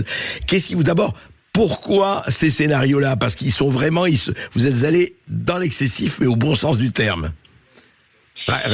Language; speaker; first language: French; native; French